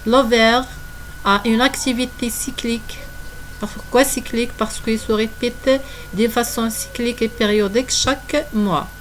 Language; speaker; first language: French; non-native, local second language; Arabic